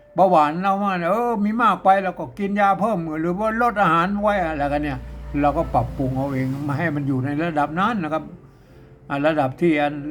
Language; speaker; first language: Thai; native; Thai